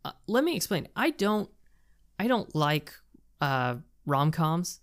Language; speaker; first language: English; native; English